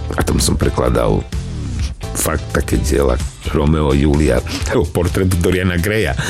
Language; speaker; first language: Slovak; non-native, local second language; Romany